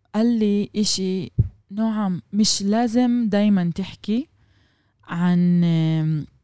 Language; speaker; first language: Arabic; non-native, fluent; Hebrew